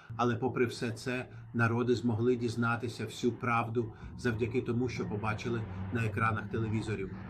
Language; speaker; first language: Ukrainian; non-native, fluent; Arabic